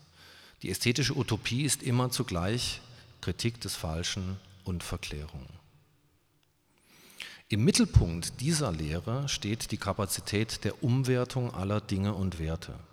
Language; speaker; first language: German; native; German